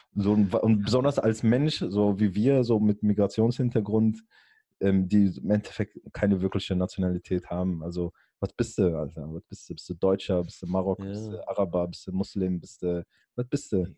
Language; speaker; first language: German; early bilingual, other home language; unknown